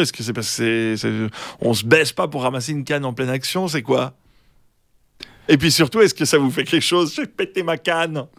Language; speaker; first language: French; native; French